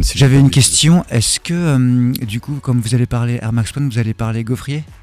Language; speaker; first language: French; native; French